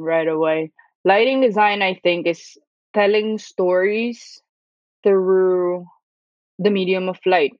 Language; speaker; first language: English; non-native, local second language; Filipino